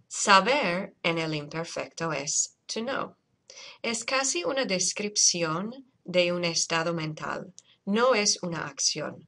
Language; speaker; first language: Spanish; non-native, fluent; English